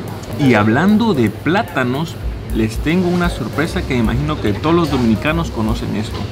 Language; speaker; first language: Spanish; native; Spanish